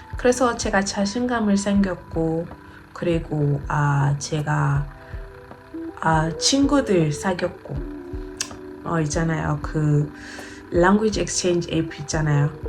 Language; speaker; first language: Korean; non-native, learner; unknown